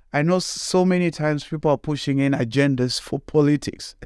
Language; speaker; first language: English; non-native, local second language; Shona